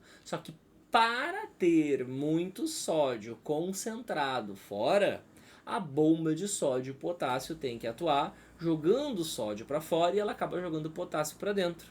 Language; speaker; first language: Portuguese; native; Portuguese